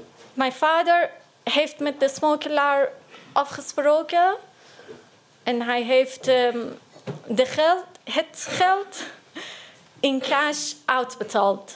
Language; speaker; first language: Dutch; non-native, learner; Persian